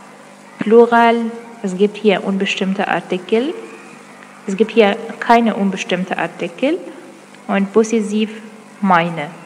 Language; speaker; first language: German; non-native, fluent; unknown